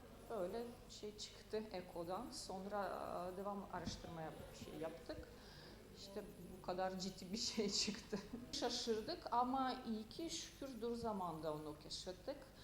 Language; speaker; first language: Turkish; non-native, fluent; Russian